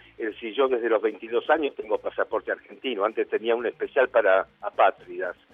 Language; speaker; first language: Spanish; early bilingual, other home language; Hungarian